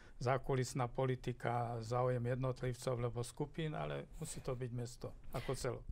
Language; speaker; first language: Slovak; native; Slovak